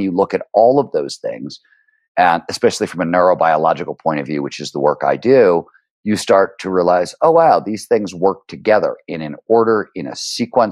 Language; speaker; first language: English; native; English